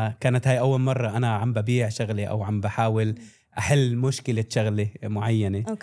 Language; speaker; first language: Arabic; native; Arabic